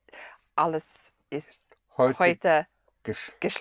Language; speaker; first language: German; non-native, learner; English